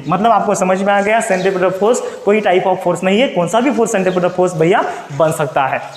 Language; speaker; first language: Hindi; non-native, local second language; Marathi